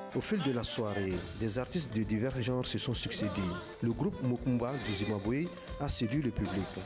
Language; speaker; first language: French; non-native, local second language; Bambara